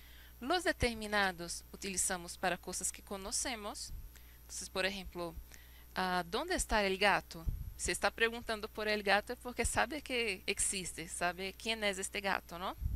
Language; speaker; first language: Spanish; non-native, fluent; Portuguese